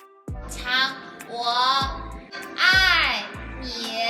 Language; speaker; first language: Chinese; non-native, learner; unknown